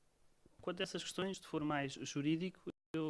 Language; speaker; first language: Portuguese; native; Portuguese